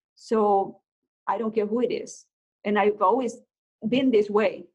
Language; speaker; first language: English; non-native, fluent; Spanish